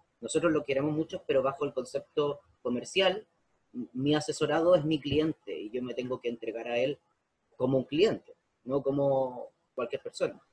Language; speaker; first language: Spanish; native; Spanish